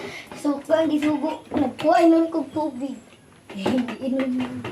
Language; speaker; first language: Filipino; non-native, local second language; Cebuano